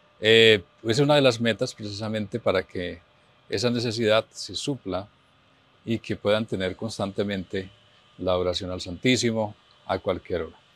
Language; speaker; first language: Spanish; native; Spanish